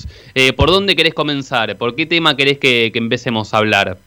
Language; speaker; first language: Spanish; native; Spanish